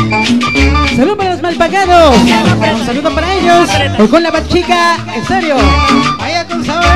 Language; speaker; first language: Spanish; native; Spanish